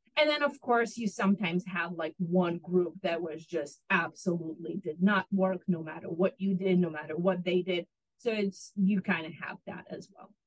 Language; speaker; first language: English; non-native, fluent; Russian